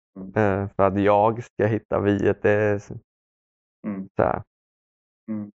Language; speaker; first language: Swedish; early bilingual, other home language; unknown